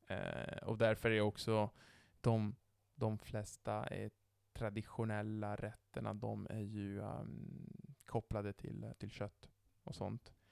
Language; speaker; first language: Swedish; non-native, fluent; Italian